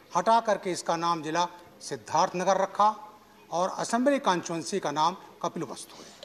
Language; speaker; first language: Hindi; native; Hindi